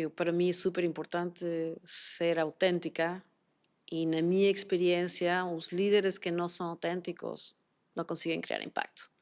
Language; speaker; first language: Portuguese; non-native, fluent; Spanish